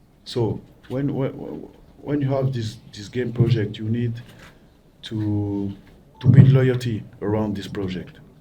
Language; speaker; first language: English; non-native, learner; French